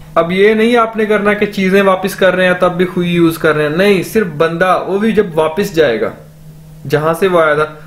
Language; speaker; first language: Urdu; non-native, local second language; Punjabi